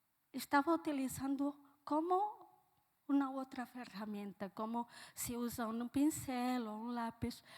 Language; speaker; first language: Spanish; non-native, fluent; Portuguese